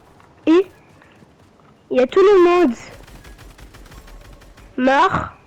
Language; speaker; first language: French; native; French